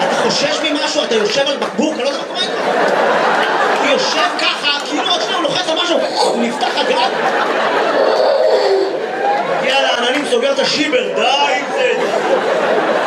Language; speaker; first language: Hebrew; native; Hebrew